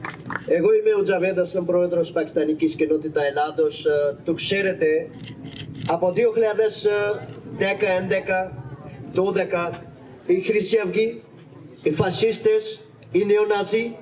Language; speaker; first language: Greek; non-native, learner; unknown